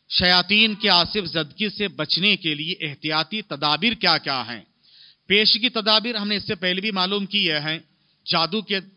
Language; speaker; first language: Urdu; native; Urdu